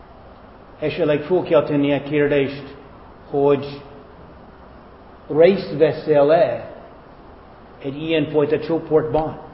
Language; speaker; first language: Hungarian; non-native, fluent; English